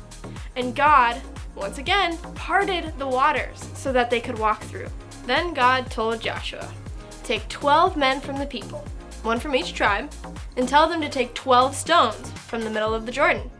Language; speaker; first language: English; native; English